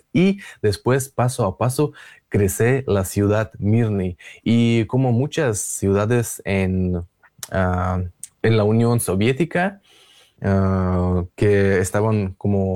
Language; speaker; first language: Spanish; non-native, fluent; Russian